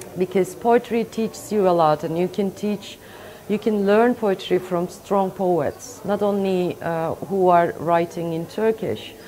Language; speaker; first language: English; non-native, fluent; Turkish